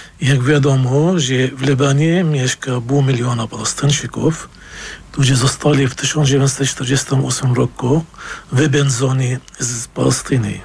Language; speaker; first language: Polish; non-native, fluent; Arabic